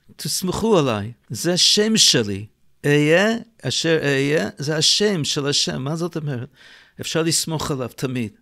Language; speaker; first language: Hebrew; native; Hebrew